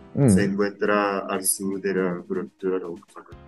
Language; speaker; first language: Spanish; non-native, fluent; Japanese